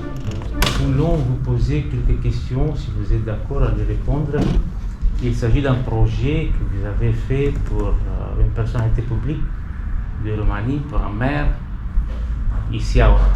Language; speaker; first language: French; non-native, fluent; Romanian